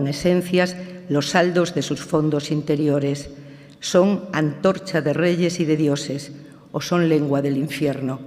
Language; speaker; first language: Spanish; native; Spanish